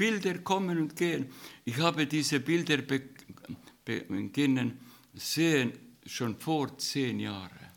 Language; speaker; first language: German; non-native, fluent; Estonian